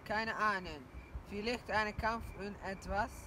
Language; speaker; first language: German; non-native, learner; Dutch